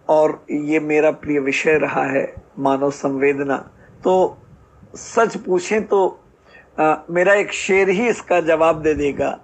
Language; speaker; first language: Hindi; native; Hindi